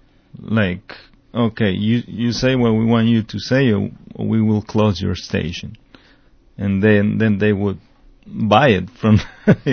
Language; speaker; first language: English; non-native, fluent; Spanish